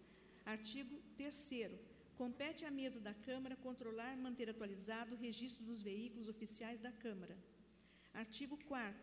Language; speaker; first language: Portuguese; native; Portuguese